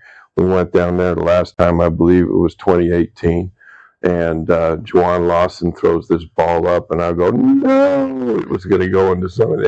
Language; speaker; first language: English; native; English